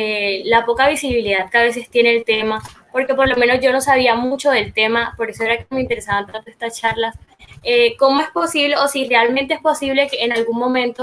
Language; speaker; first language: Spanish; native; Spanish